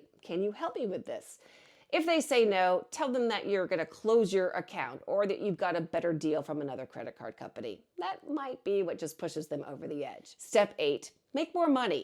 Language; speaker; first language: English; native; English